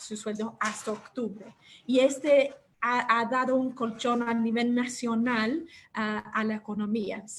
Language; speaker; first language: Spanish; non-native, fluent; English